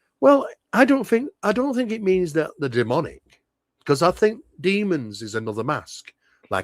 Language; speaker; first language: English; native; English